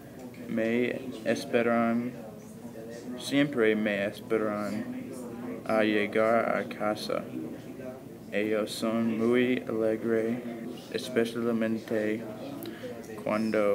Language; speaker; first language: Spanish; non-native, learner; English